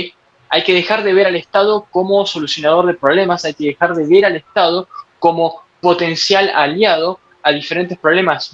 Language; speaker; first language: Spanish; native; Spanish